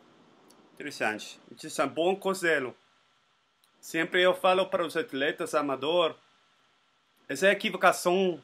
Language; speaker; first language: Portuguese; non-native, learner; Spanish